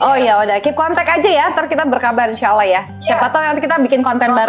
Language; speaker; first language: Indonesian; native; Indonesian